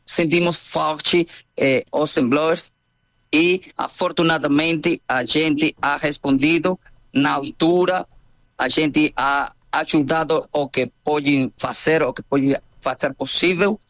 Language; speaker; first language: Portuguese; non-native, fluent; Spanish